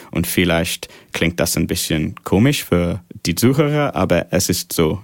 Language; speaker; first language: German; non-native, fluent; English